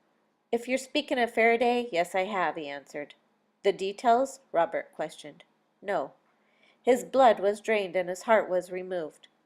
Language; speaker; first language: English; native; English